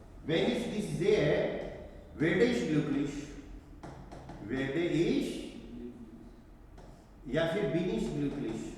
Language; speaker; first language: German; non-native, fluent; Hindi